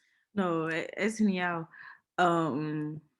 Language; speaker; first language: Spanish; non-native, learner; English